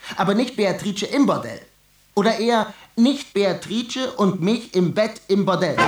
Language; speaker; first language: German; native; German